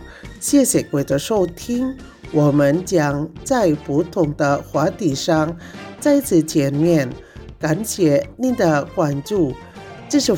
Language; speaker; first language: Chinese; non-native, fluent; Indonesian